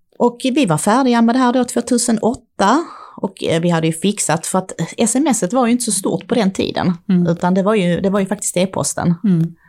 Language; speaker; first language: Swedish; early bilingual, other home language; Czech